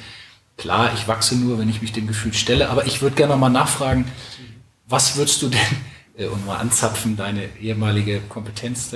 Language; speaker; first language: German; native; German